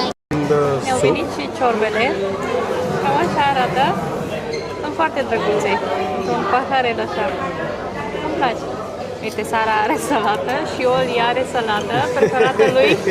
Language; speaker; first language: Romanian; non-native, fluent; Bulgarian